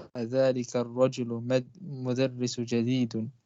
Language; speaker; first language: Arabic; non-native, learner; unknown